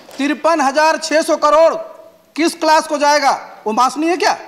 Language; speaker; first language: Hindi; native; Hindi